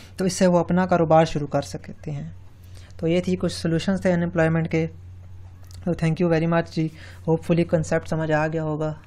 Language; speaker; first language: Urdu; non-native, local second language; Punjabi